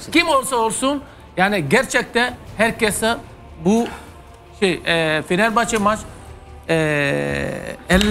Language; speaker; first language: Turkish; non-native, learner; French